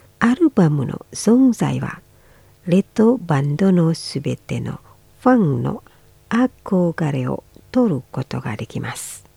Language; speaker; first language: Japanese; non-native, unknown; Indonesian